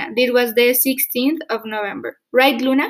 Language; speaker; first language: English; non-native, fluent; Spanish